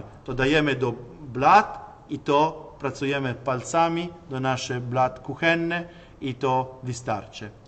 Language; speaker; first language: Polish; non-native, learner; Italian